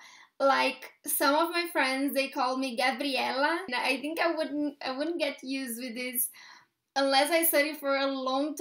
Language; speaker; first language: English; non-native, fluent; Portuguese